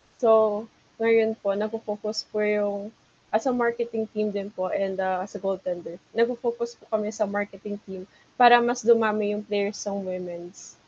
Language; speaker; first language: Filipino; native; Filipino